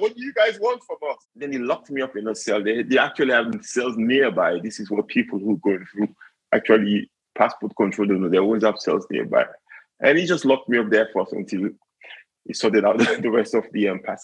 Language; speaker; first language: English; non-native, local second language; Krio